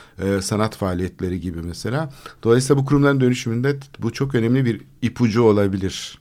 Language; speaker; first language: Turkish; native; Turkish